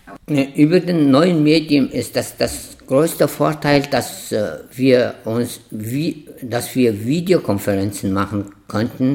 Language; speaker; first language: German; non-native, fluent; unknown